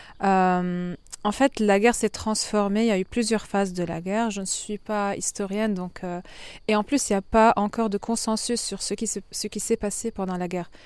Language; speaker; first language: French; non-native, fluent; Arabic